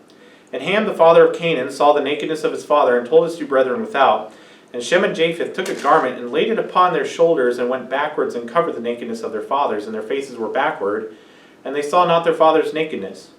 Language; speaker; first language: English; native; English